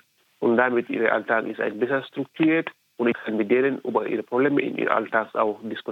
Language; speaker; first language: German; non-native, fluent; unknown